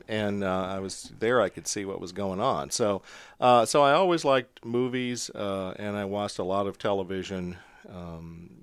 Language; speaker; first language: English; native; English